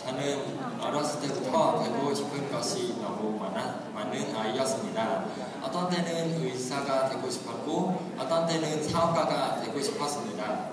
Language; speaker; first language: Korean; non-native, learner; Khmer